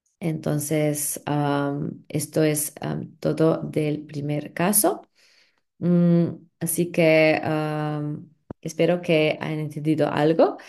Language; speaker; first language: Spanish; non-native, fluent; Slovenian